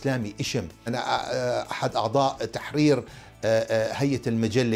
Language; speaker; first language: Arabic; native; Arabic